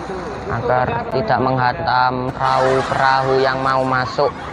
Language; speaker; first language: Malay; non-native, local second language; Javanese